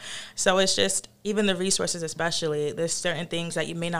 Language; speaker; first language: English; non-native, local second language; Yoruba